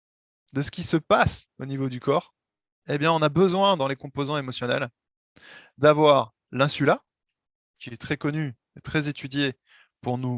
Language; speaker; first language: French; native; French